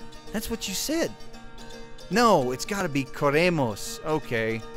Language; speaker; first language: English; native; English